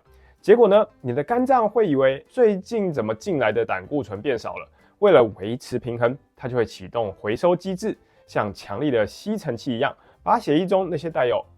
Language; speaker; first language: Chinese; native; Chinese